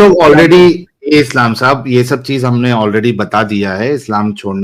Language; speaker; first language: Hindi; native; Hindi